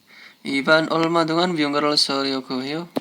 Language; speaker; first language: Korean; non-native, fluent; Indonesian